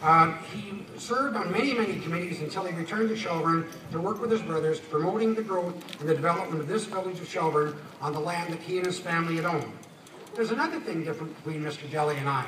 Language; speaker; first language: English; native; English